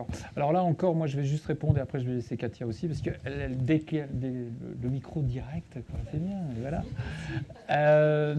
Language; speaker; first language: French; native; French